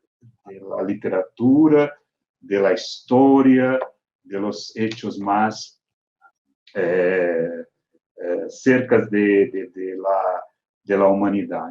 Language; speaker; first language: Spanish; non-native, fluent; Portuguese